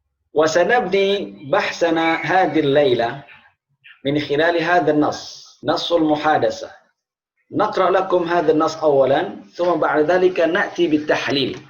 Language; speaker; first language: Arabic; non-native, fluent; Indonesian